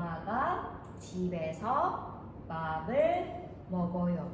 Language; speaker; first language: Korean; non-native, fluent; Indonesian